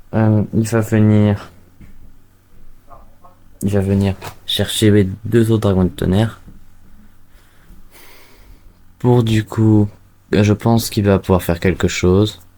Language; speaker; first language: French; native; French